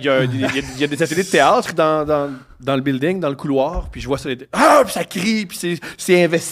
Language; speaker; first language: French; native; French